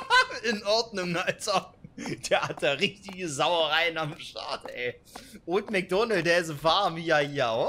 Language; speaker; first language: German; native; German